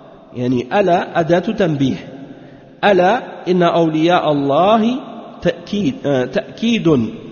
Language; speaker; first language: Arabic; non-native, fluent; French